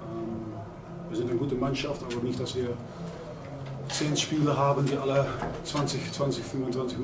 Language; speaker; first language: German; non-native, fluent; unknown